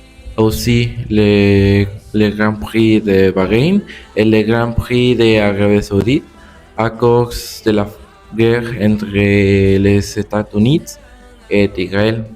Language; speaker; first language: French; non-native, learner; Spanish